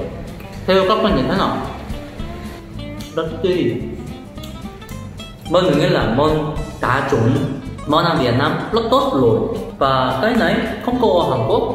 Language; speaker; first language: Vietnamese; non-native, learner; Korean